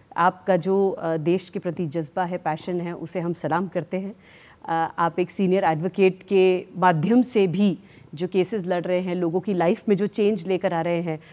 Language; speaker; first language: Hindi; native; Hindi